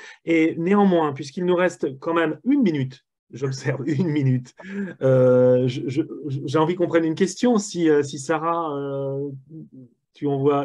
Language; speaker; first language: French; native; French